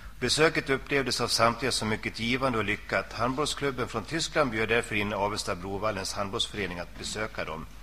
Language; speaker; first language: Swedish; native; Swedish